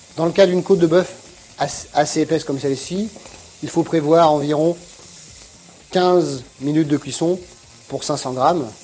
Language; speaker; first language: French; native; French